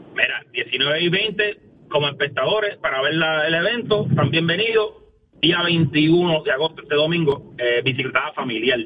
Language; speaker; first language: Spanish; native; Spanish